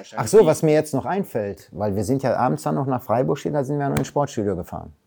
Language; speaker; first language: German; early bilingual, other home language; Polish